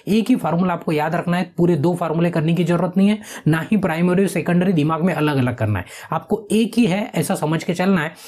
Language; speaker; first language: Hindi; non-native, local second language; Marathi